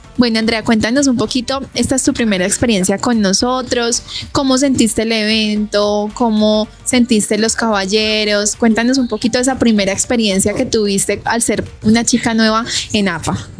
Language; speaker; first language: Spanish; native; Spanish